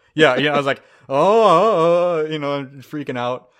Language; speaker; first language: English; native; English